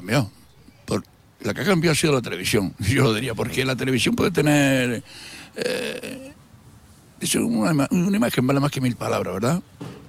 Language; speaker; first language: Spanish; native; Spanish